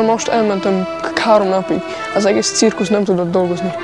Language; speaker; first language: Hungarian; non-native, learner; German